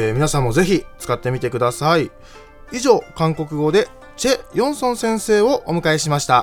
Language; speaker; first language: Japanese; native; Japanese